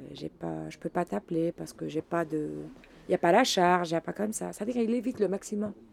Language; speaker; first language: French; non-native, local second language; Arabic